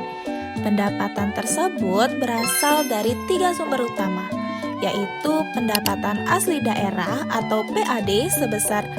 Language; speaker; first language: Indonesian; native; Indonesian